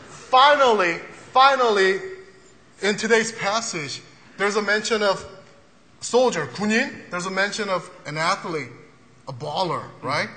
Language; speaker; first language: English; early bilingual, other home language; Korean